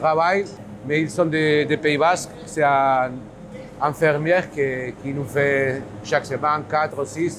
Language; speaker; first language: French; non-native, learner; Basque